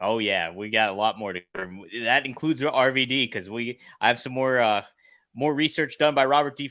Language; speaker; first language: English; native; English